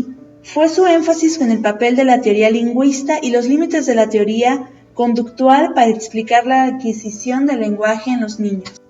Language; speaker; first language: Spanish; native; Spanish